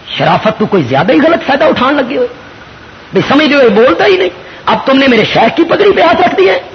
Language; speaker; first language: Urdu; non-native, local second language; Punjabi